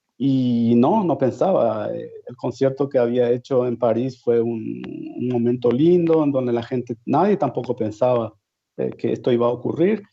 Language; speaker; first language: Spanish; native; Spanish